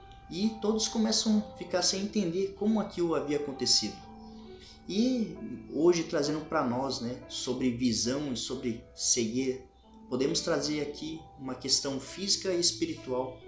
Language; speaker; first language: Portuguese; native; Portuguese